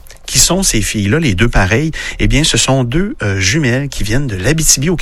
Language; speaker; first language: French; native; French